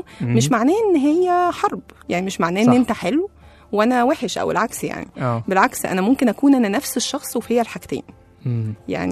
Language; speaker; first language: Arabic; native; Arabic